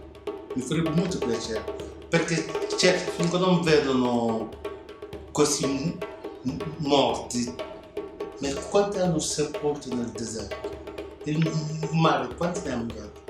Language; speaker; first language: Italian; non-native, fluent; Wolof